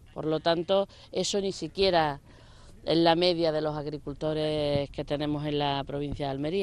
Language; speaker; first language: Spanish; native; Spanish